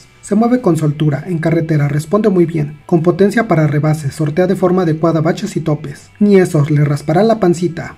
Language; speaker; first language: Spanish; native; Spanish